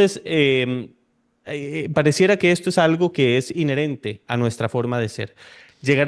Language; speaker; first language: Spanish; native; Spanish